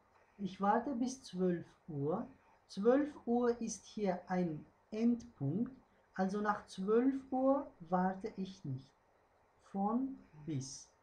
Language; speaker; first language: German; non-native, fluent; Uzbek